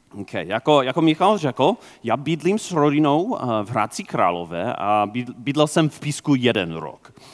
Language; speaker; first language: Czech; non-native, fluent; English